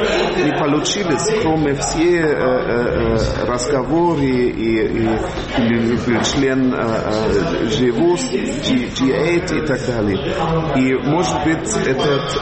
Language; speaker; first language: Russian; non-native, fluent; German